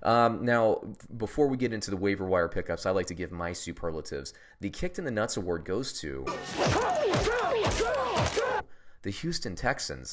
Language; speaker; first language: English; native; English